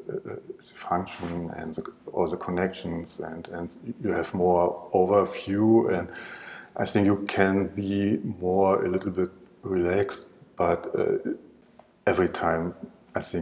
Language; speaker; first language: English; non-native, learner; German